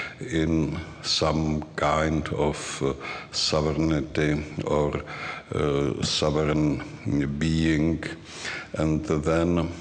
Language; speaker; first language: English; non-native, learner; Czech